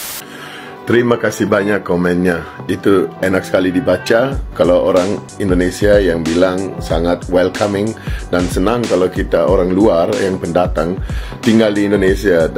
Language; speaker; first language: Indonesian; non-native, fluent; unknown